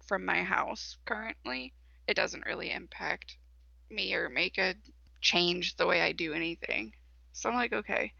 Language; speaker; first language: English; native; English